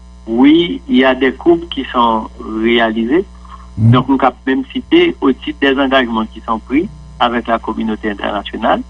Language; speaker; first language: French; non-native, local second language; Haitian Creole